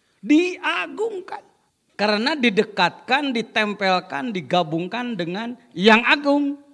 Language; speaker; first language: Indonesian; non-native, local second language; Sundanese